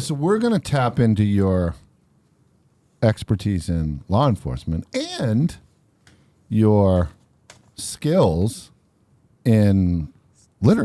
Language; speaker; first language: English; native; English